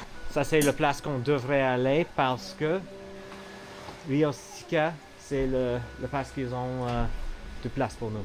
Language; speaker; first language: French; non-native, learner; English